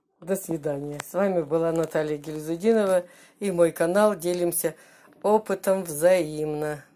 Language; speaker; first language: Russian; native; Russian